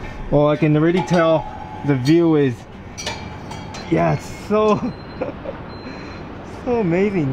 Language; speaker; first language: English; non-native, fluent; Japanese